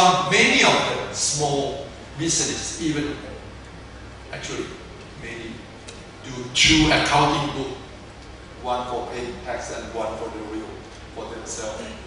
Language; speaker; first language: English; non-native, fluent; Thai